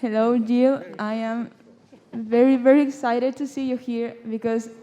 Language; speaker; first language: English; non-native, fluent; Spanish